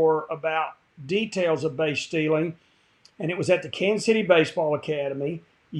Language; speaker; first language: English; native; English